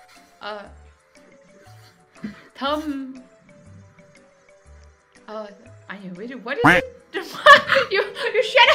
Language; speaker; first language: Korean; non-native, learner; Indonesian